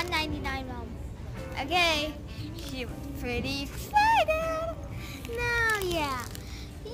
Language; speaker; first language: English; native; English